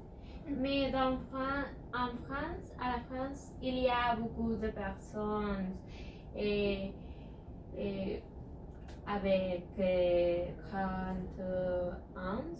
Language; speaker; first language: French; non-native, learner; Spanish